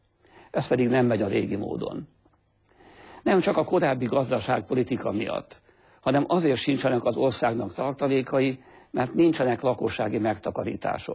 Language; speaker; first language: Hungarian; native; Hungarian